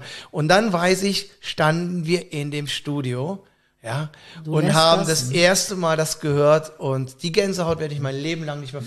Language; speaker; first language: German; native; German